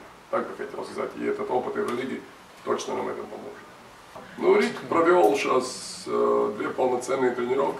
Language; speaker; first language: Russian; non-native, fluent; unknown